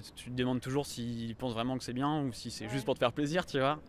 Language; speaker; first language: French; native; French